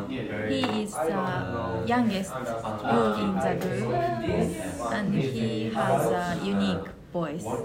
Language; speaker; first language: English; non-native, learner; Japanese